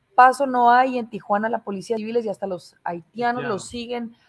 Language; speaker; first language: Spanish; native; Spanish